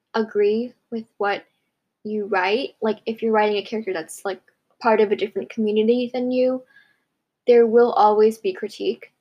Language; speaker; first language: English; early bilingual, other home language; Hindi